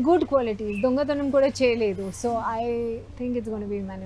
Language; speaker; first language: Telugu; non-native, learner; Hindi